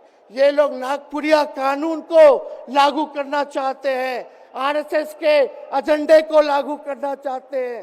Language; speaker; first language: Hindi; native; Hindi